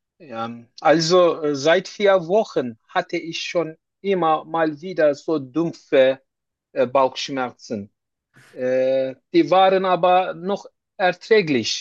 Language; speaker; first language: German; non-native, learner; Turkish